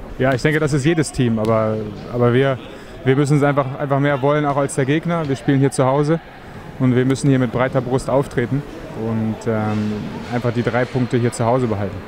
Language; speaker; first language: German; native; German